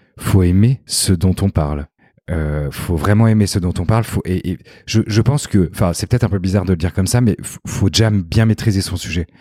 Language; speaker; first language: French; native; French